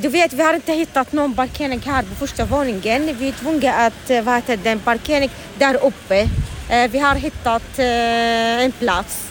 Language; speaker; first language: Swedish; non-native, learner; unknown